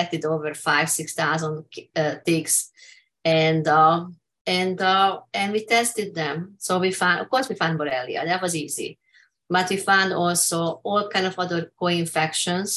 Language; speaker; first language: English; non-native, fluent; Hungarian